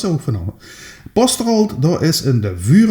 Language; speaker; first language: Dutch; native; Dutch